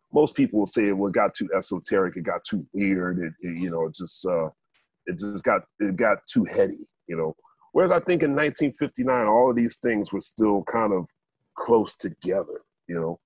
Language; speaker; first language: English; native; English